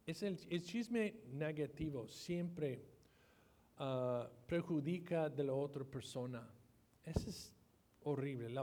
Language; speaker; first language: Spanish; non-native, fluent; English